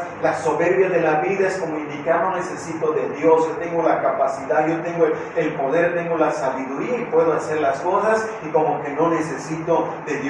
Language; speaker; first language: Spanish; native; Spanish